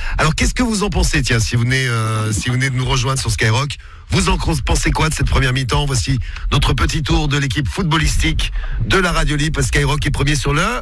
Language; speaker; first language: French; native; French